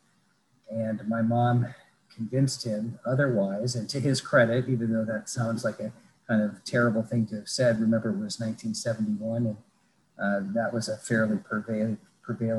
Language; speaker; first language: English; native; English